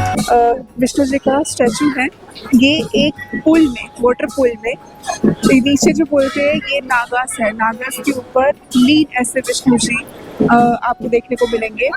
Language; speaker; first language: Hindi; native; Hindi